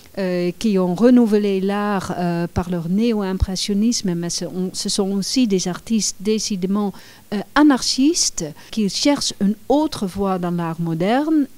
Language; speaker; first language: French; non-native, fluent; Dutch